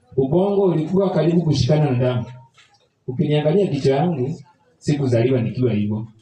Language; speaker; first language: Swahili; native; Swahili